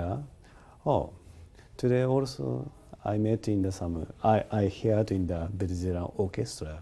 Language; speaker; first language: English; non-native, learner; Japanese